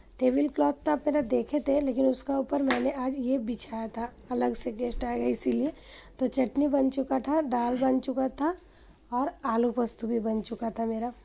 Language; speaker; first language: Hindi; non-native, local second language; Bangla